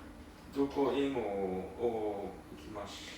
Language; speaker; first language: Japanese; non-native, learner; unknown